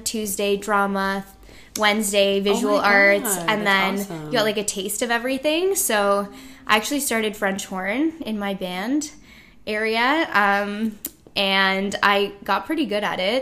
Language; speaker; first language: English; native; English